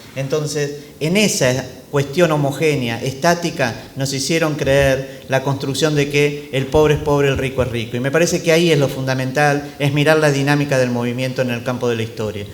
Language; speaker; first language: Spanish; native; Spanish